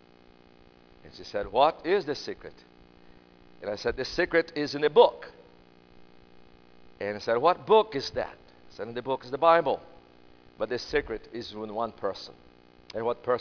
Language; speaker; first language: English; non-native, fluent; Portuguese